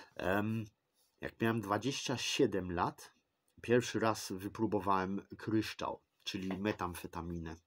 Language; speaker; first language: Polish; early bilingual, heritage; Polish